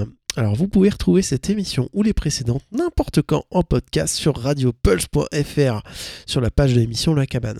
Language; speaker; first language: French; native; French